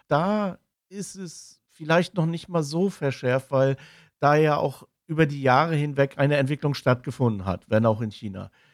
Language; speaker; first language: German; native; German